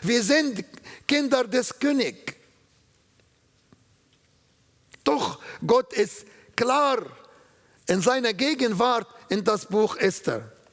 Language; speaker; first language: German; non-native, learner; Arabic